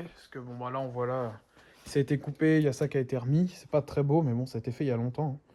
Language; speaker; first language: French; native; French